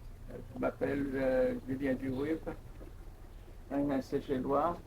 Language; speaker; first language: French; non-native, local second language; Seselwa Creole French